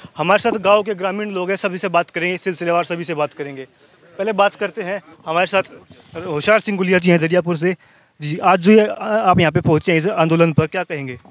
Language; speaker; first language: Hindi; native; Hindi